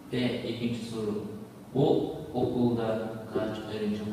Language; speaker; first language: Turkish; non-native, learner; Kazakh